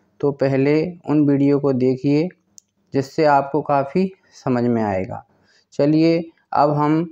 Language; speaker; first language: Hindi; native; Hindi